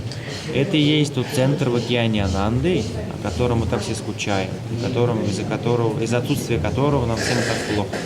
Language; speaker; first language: Russian; native; Russian